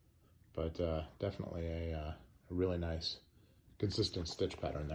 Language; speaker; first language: English; native; English